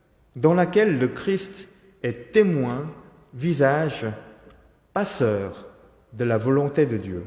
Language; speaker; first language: French; non-native, fluent; Korean